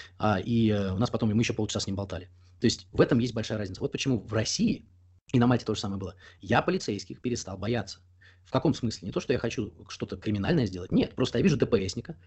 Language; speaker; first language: Russian; native; Russian